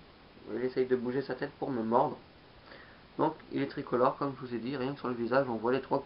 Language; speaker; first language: French; native; French